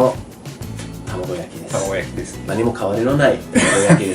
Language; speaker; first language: Japanese; non-native, fluent; English